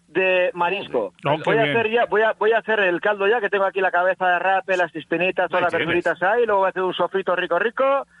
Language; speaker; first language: Spanish; native; Spanish